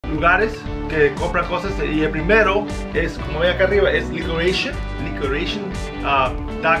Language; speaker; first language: Spanish; early bilingual, heritage; Spanish